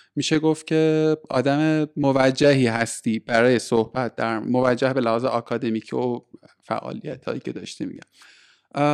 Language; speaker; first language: Persian; native; Persian